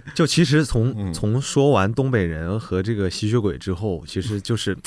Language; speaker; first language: Chinese; native; Chinese